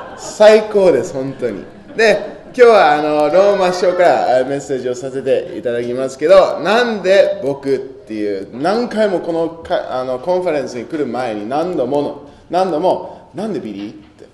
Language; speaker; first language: Japanese; non-native, fluent; English